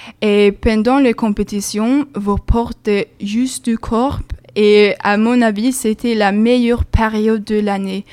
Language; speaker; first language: French; non-native, learner; Swedish